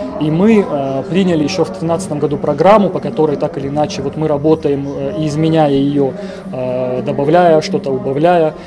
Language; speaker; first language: Russian; native; Russian